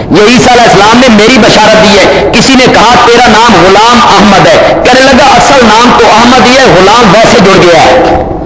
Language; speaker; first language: Urdu; non-native, local second language; Punjabi